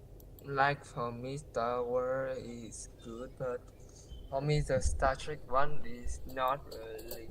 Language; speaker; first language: English; non-native, learner; Vietnamese